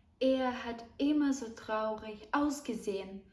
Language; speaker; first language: German; non-native, fluent; Ukrainian